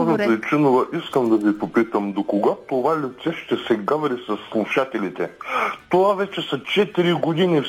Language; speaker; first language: Bulgarian; native; Bulgarian